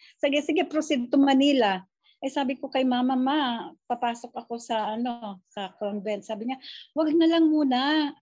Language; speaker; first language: Filipino; non-native, local second language; Cebuano